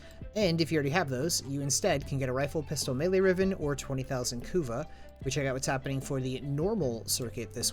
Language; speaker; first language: English; native; English